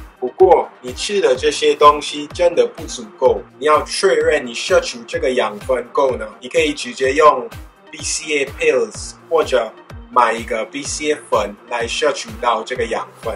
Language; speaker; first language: Chinese; non-native, fluent; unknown